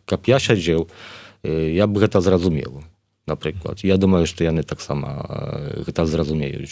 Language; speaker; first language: Polish; non-native, learner; Belarusian